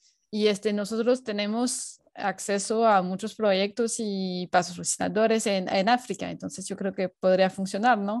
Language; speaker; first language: Spanish; non-native, fluent; French